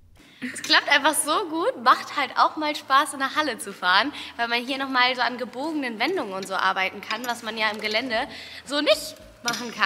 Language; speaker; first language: German; native; German